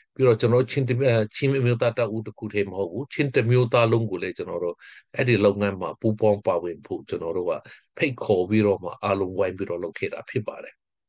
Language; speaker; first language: Burmese; non-native, local second language; Hakha Chin